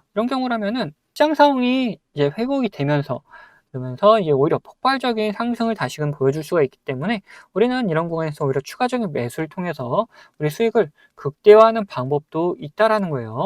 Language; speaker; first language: Korean; native; Korean